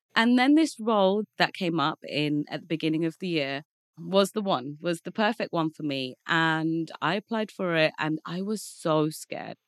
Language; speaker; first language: English; native; English